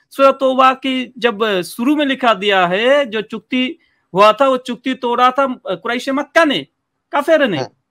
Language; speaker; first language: Hindi; non-native, local second language; Bangla